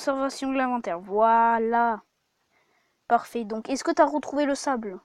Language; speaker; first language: French; native; French